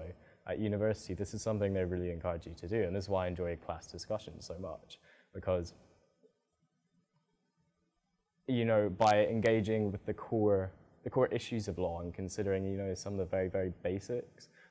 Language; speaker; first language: English; native; English